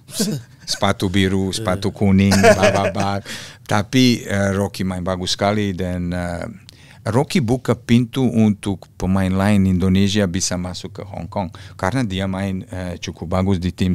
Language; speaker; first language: Indonesian; non-native, fluent; Serbian